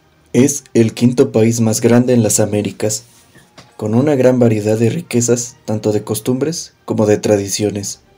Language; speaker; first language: Spanish; native; Spanish